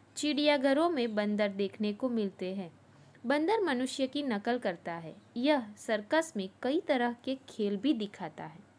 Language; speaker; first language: Hindi; non-native, local second language; Gujarati